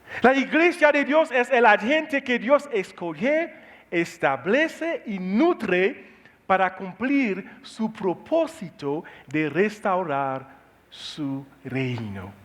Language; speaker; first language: Spanish; non-native, learner; Haitian Creole